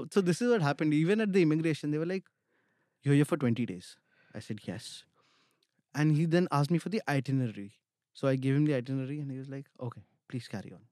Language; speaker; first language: English; non-native, local second language; Hindi